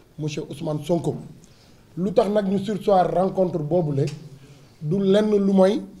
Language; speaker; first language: Wolof; native; Wolof